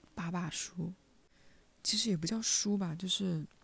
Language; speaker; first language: Chinese; native; Chinese